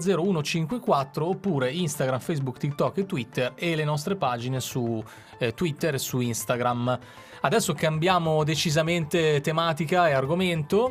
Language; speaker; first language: Italian; native; Italian